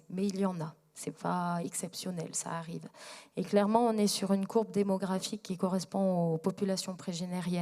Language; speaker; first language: French; native; French